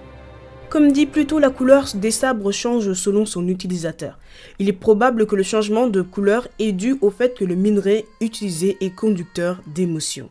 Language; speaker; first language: French; native; French